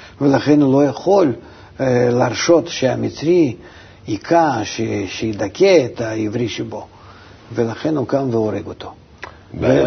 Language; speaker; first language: Hebrew; non-native, fluent; Russian